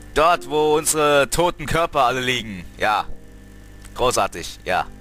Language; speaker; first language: German; native; German